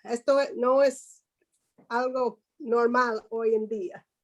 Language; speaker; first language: Spanish; non-native, fluent; English